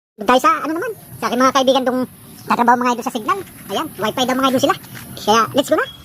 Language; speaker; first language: Filipino; non-native, local second language; Bikol